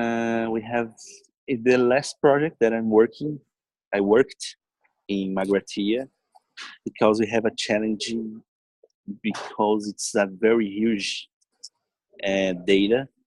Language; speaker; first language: English; non-native, learner; Portuguese